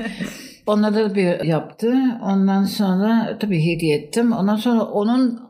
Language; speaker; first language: Turkish; non-native, fluent; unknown